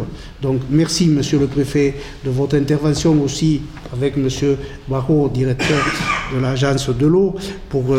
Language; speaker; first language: French; native; French